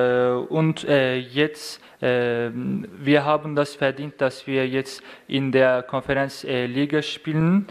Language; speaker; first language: German; non-native, fluent; Turkish